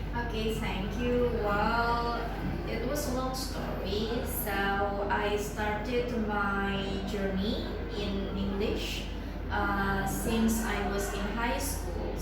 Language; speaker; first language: English; non-native, fluent; Indonesian